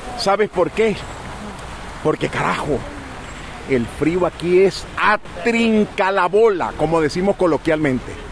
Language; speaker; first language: Spanish; native; Spanish